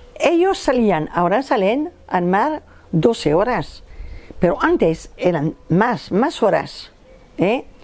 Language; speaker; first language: Spanish; non-native, fluent; French